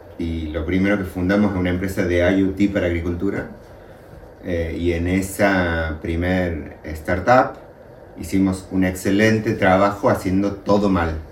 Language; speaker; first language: Spanish; native; Spanish